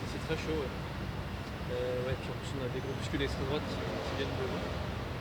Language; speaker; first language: French; native; French